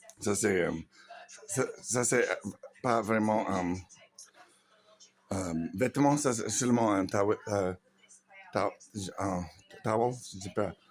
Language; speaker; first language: French; non-native, learner; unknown